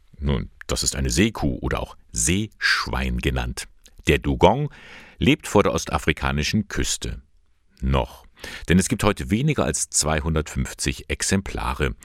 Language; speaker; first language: German; native; German